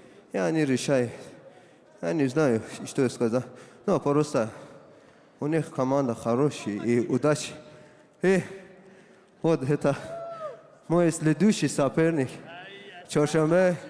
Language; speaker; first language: Russian; non-native, learner; Persian